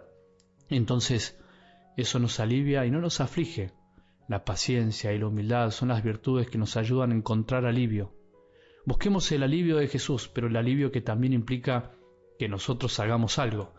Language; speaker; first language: Spanish; native; Spanish